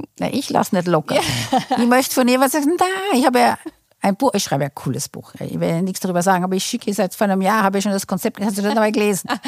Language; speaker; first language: German; non-native, fluent; Portuguese